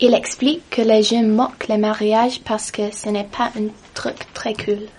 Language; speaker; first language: French; non-native, learner; English